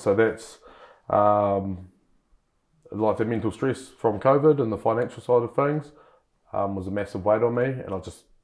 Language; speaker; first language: English; native; English